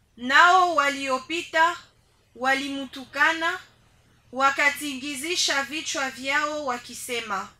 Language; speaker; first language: Swahili; native; Swahili